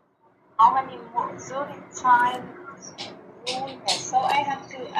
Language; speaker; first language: English; non-native, fluent; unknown